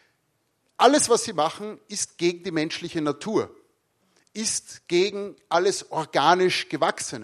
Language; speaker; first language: German; native; German